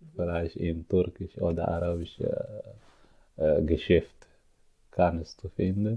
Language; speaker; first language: German; non-native, learner; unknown